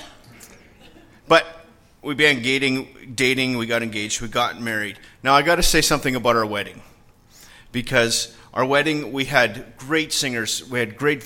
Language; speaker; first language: English; native; English